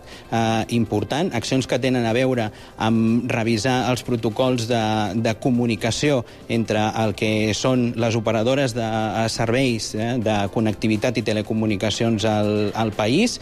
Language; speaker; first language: Catalan; native; Catalan